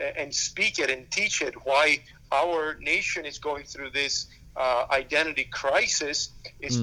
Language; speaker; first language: English; early bilingual, other home language; Spanish